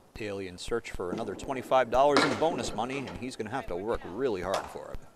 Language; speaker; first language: English; native; English